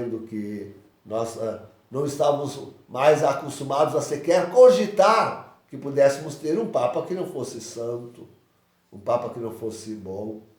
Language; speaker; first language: Portuguese; native; Portuguese